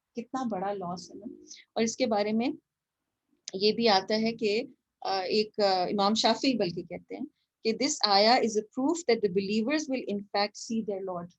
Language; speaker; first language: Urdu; native; Urdu